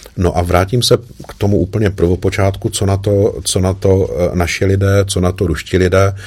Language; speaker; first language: Czech; native; Czech